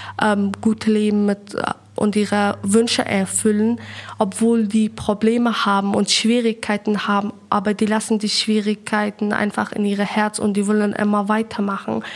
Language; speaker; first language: German; non-native, learner; Persian